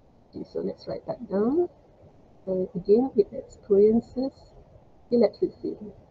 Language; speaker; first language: English; non-native, local second language; Malay